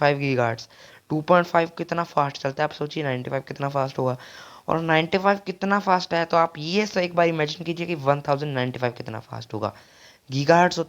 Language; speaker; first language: Hindi; native; Hindi